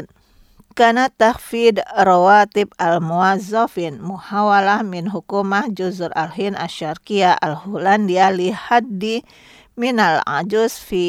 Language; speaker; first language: Arabic; non-native, fluent; Indonesian